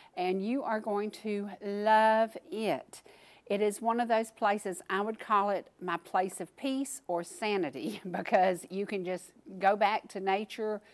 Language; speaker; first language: English; native; English